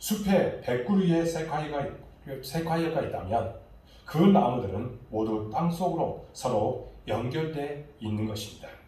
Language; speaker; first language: Korean; native; Korean